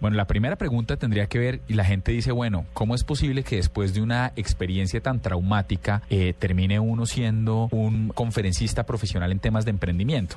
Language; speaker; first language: Spanish; native; Spanish